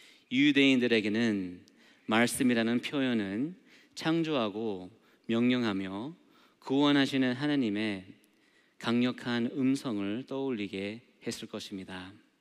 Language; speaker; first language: Korean; non-native, learner; English